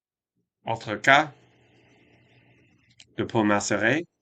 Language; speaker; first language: French; non-native, fluent; English